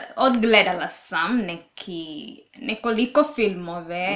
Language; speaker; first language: Serbian; non-native, learner; Swahili